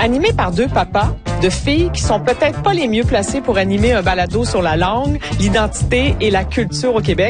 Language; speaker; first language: French; native; French